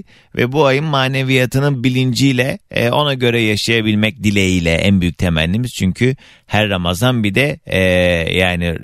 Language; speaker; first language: Turkish; native; Turkish